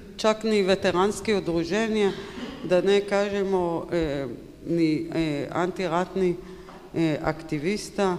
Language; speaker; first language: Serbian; non-native, learner; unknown